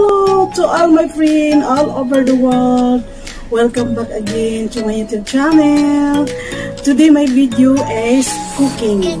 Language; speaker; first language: English; non-native, local second language; Filipino